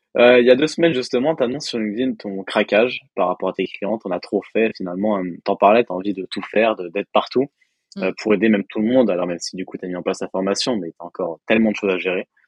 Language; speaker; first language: French; native; French